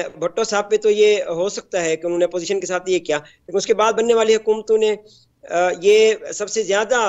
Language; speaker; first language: Urdu; native; Urdu